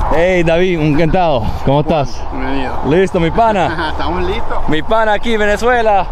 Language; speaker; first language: English; native; English